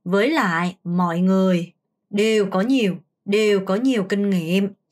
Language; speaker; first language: Vietnamese; non-native, fluent; Korean